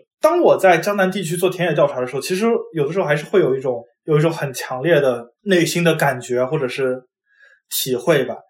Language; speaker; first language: Chinese; non-native, local second language; Wu Chinese